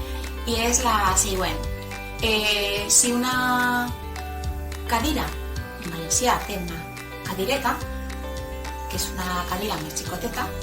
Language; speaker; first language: Catalan; non-native, local second language; Spanish